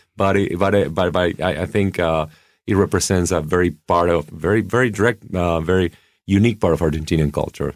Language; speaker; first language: English; non-native, fluent; Spanish